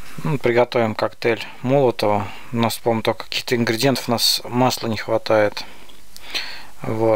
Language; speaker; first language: Russian; native; Russian